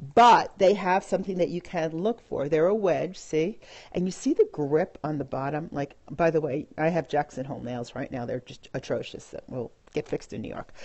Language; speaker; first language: English; native; English